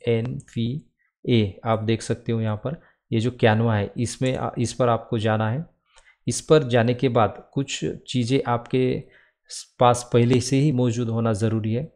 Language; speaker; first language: Hindi; non-native, local second language; Marathi